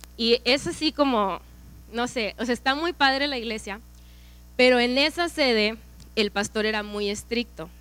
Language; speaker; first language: Spanish; native; Spanish